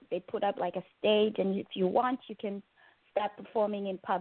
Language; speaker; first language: English; non-native, local second language; Shona